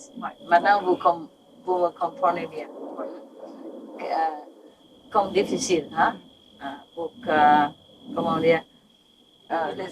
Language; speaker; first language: French; non-native, learner; Vietnamese